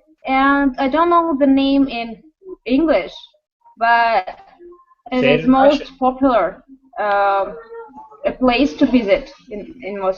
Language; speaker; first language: English; non-native, fluent; Russian